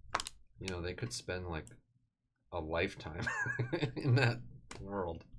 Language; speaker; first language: English; native; English